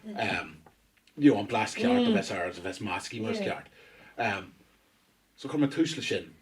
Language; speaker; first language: Irish; non-native, local second language; English